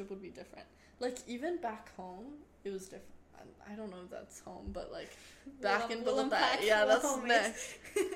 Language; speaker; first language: English; non-native, fluent; Spanish